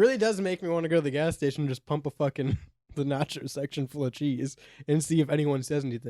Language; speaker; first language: English; native; English